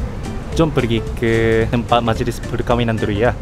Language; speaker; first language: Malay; non-native, learner; Japanese